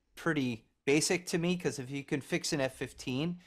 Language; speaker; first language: English; native; English